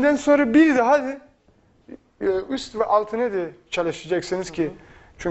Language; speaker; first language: Turkish; non-native, fluent; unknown